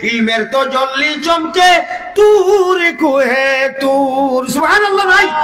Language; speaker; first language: Bangla; native; Bangla